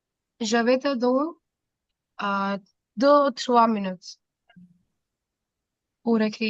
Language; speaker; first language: French; non-native, fluent; Hindi